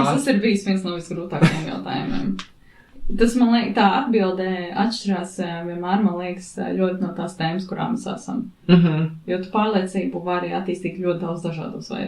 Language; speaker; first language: Latvian; native; Latvian